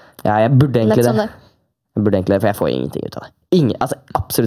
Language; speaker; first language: Norwegian; native; Norwegian